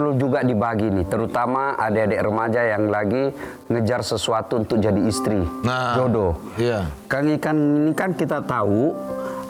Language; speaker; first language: Indonesian; native; Indonesian